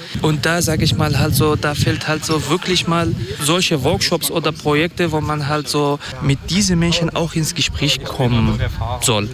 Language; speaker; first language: German; non-native, fluent; Kurdish